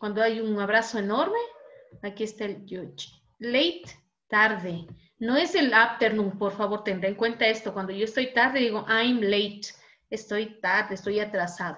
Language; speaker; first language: Spanish; native; Spanish